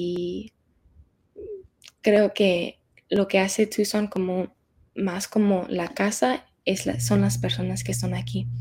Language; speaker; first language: Spanish; early bilingual, heritage; Spanish